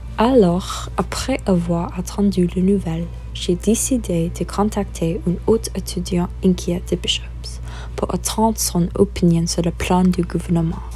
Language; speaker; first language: French; non-native, local second language; English